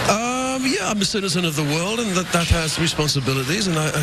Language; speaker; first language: English; native; English